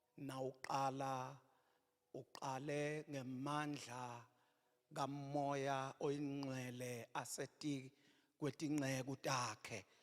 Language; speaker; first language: Zulu; non-native, local second language; Swati